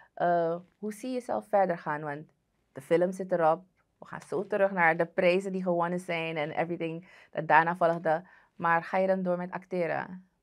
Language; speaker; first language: Dutch; native; Dutch